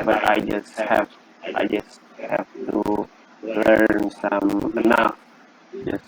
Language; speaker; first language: English; non-native, learner; Indonesian